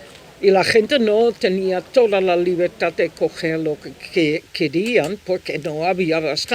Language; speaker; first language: Spanish; non-native, fluent; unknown